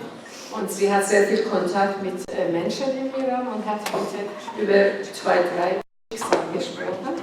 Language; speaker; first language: German; non-native, local second language; Persian